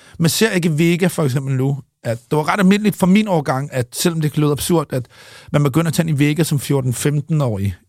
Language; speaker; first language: Danish; early bilingual, other home language; English